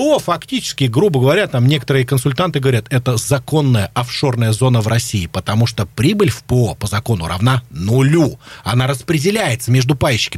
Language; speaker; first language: Russian; native; Russian